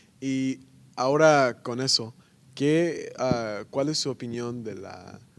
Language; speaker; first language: Spanish; early bilingual, heritage; Spanish